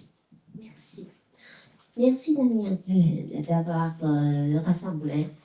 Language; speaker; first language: French; non-native, fluent; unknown